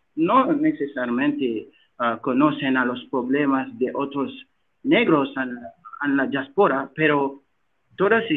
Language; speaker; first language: Spanish; non-native, learner; Wolof